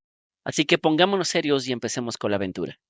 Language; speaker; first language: Spanish; native; Spanish